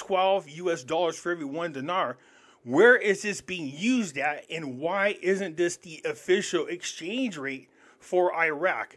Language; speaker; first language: English; native; English